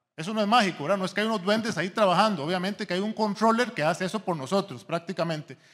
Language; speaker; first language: Spanish; native; Spanish